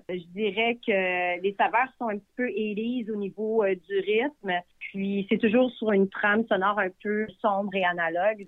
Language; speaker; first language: French; native; French